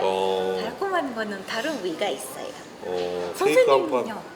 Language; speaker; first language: Korean; non-native, learner; Japanese